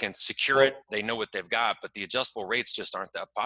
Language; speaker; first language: English; native; English